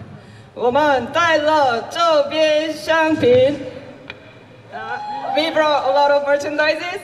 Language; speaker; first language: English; non-native, fluent; Korean